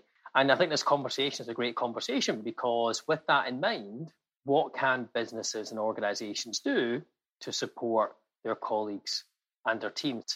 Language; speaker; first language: English; native; English